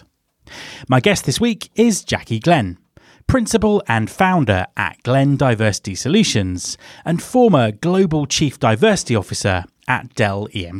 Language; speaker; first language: English; native; English